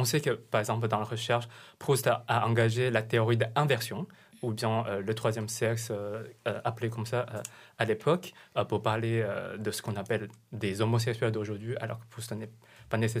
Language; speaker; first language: French; non-native, fluent; Chinese